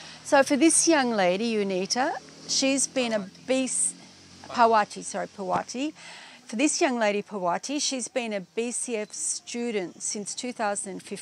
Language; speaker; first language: English; native; English